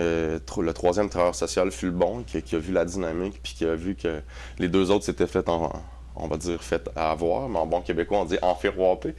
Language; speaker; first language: French; native; French